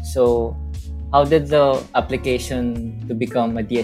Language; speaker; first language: English; non-native, local second language; Hiligaynon